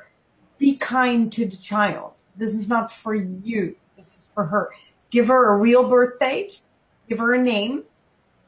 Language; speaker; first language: English; non-native, local second language; Dutch